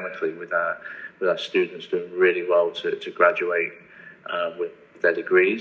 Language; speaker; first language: English; native; English